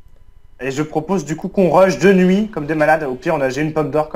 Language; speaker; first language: French; native; French